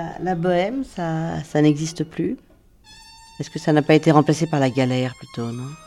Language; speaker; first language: French; native; French